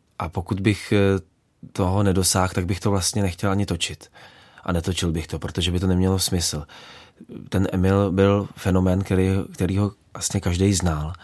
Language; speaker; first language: Czech; native; Czech